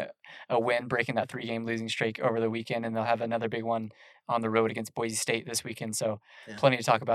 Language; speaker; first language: English; native; English